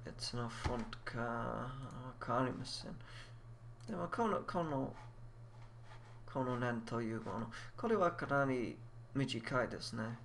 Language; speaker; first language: Japanese; non-native, learner; English